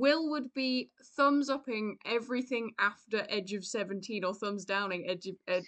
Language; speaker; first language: English; native; English